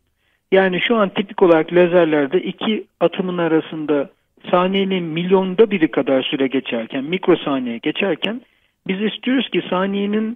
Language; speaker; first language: Turkish; native; Turkish